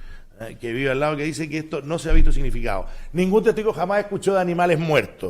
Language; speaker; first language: Spanish; native; Spanish